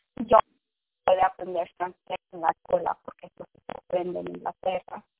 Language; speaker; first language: Spanish; early bilingual, heritage; Spanish